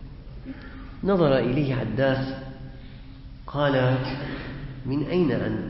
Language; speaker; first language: Arabic; native; Arabic